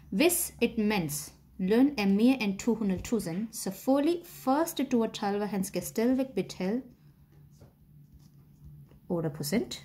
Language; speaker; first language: Danish; non-native, fluent; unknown